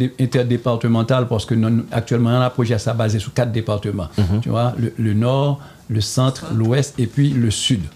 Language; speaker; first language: French; non-native, local second language; Haitian Creole